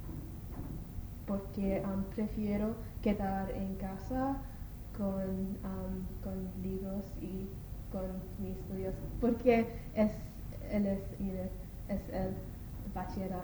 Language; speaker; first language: Spanish; non-native, learner; English